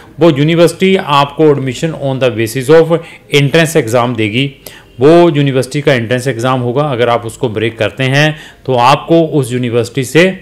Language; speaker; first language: Hindi; native; Hindi